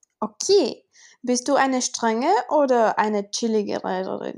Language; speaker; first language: German; non-native, fluent; Czech